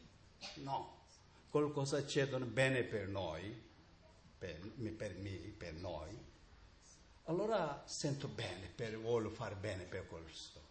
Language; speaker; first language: Italian; non-native, learner; Tibetan